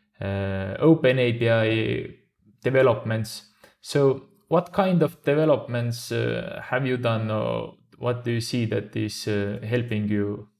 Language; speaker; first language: English; non-native, fluent; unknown